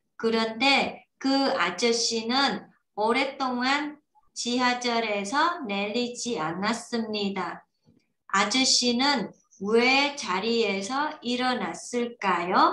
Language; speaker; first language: Korean; non-native, learner; Vietnamese